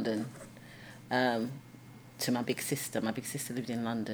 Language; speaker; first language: English; native; English